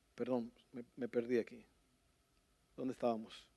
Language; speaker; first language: Spanish; native; Spanish